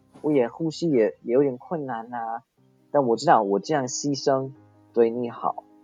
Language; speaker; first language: Chinese; non-native, fluent; English